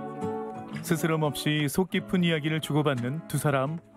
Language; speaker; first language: Korean; native; Korean